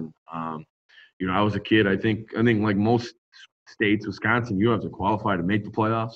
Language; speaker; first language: English; native; English